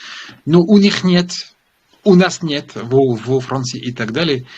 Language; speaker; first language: Russian; non-native, learner; French